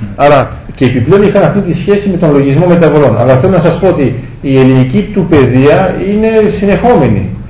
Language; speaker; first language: Greek; early bilingual, heritage; Greek